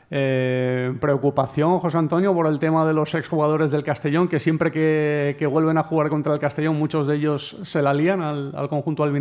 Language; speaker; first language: Spanish; native; Spanish